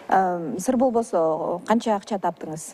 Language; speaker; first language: Kyrgyz; native; Kyrgyz